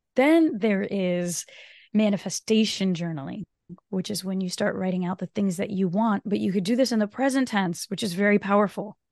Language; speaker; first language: English; non-native, fluent; Portuguese